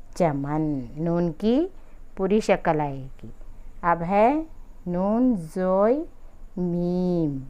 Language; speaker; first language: Hindi; native; Hindi